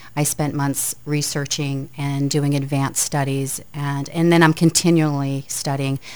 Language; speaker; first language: English; native; English